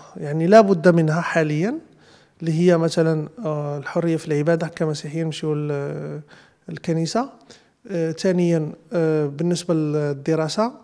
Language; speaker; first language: Arabic; native; Arabic